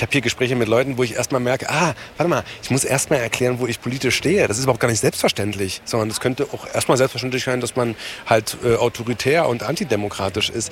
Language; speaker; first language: German; native; German